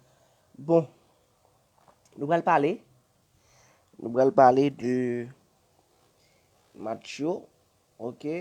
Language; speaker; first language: French; non-native, learner; Haitian Creole